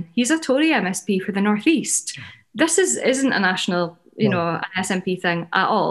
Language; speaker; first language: English; native; English